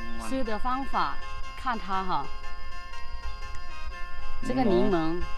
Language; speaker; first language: Chinese; non-native, fluent; Lao